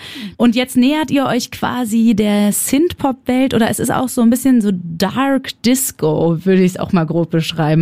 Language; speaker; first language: German; native; German